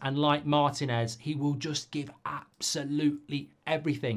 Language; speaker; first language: English; native; English